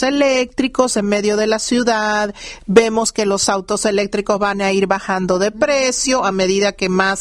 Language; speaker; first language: Spanish; native; Spanish